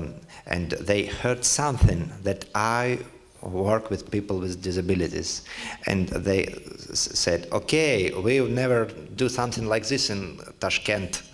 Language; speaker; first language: English; non-native, learner; Russian